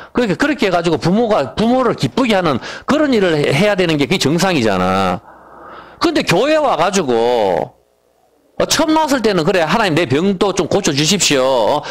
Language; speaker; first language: Korean; native; Korean